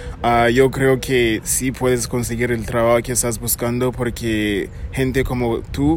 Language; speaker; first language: Spanish; non-native, fluent; English